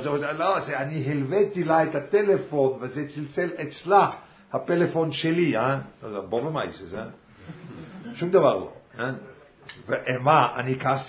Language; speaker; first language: Hebrew; non-native, fluent; English